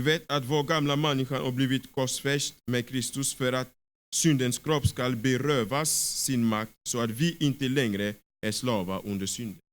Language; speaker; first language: Swedish; non-native, fluent; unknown